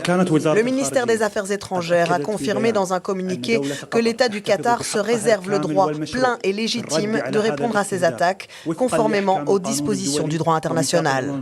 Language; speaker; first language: French; native; French